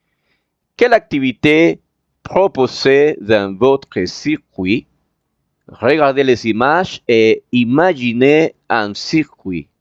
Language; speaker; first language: French; non-native, fluent; Spanish